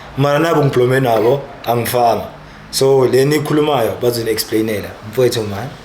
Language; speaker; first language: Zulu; native; Zulu